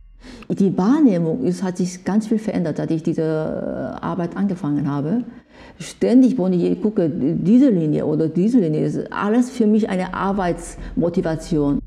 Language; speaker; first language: German; non-native, fluent; Korean